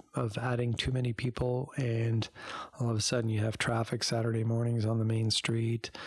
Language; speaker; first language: English; native; English